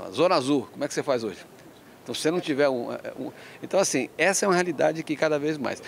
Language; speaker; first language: Portuguese; early bilingual, other home language; Spanish